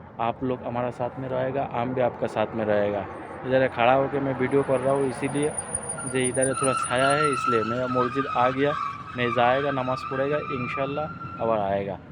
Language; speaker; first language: Hindi; non-native, learner; Bangla